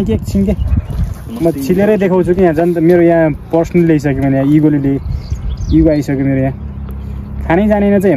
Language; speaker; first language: Nepali; native; Nepali